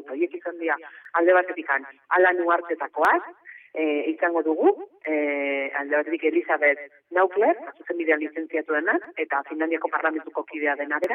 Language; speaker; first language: Basque; native; Basque